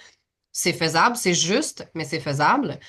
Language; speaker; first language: French; native; French